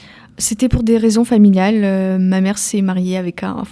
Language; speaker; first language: French; early bilingual, other home language; Ukrainian